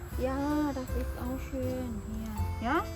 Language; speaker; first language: German; non-native, learner; Thai